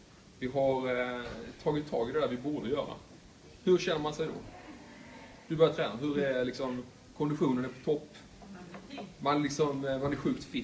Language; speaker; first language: Swedish; native; Swedish